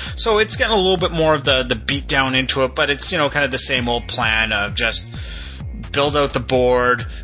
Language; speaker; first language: English; native; English